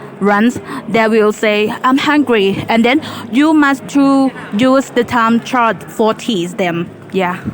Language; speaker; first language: English; non-native, learner; Thai